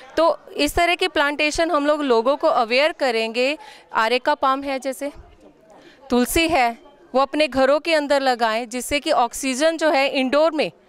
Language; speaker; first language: Hindi; native; Hindi